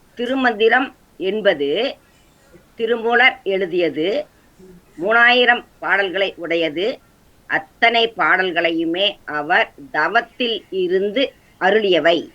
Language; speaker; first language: Tamil; non-native, local second language; Kannada